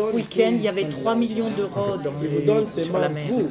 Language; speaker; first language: French; native; French